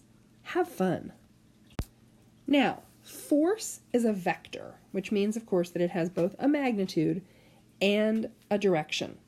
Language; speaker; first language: English; native; English